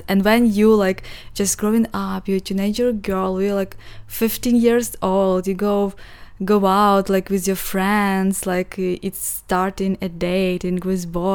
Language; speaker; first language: English; non-native, learner; Ukrainian